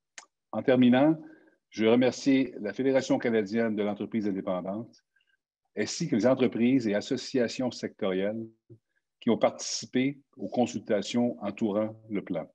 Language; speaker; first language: French; native; French